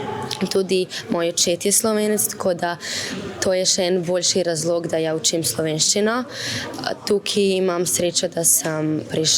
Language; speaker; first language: Slovenian; early bilingual, heritage; Slovenian